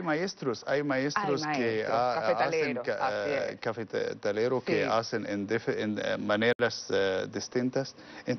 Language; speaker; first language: Spanish; non-native, learner; Arabic